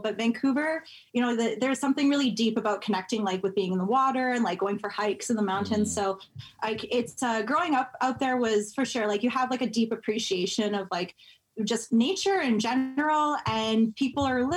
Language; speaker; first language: English; native; English